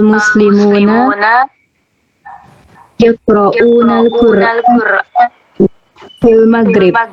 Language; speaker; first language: Arabic; non-native, learner; Indonesian